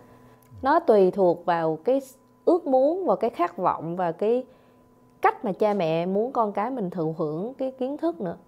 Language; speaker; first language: Vietnamese; native; Vietnamese